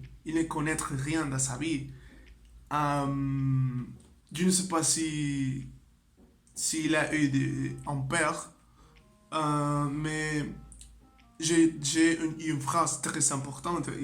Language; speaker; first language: French; non-native, learner; Spanish